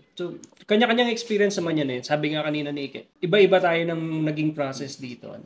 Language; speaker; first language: Filipino; non-native, local second language; Pampanga